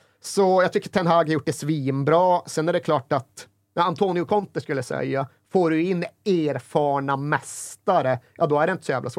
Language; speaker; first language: Swedish; native; Swedish